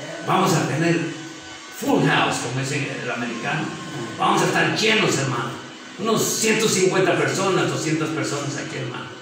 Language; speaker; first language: Spanish; native; Spanish